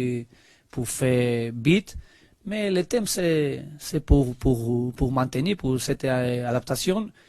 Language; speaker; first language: French; non-native, learner; Spanish